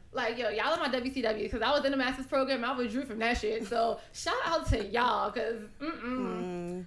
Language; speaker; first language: English; early bilingual, other home language; Spanish